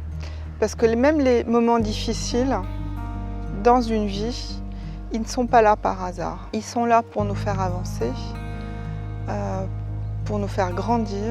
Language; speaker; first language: French; native; French